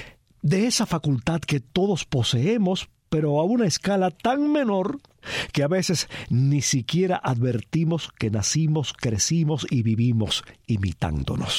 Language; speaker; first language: Spanish; native; Spanish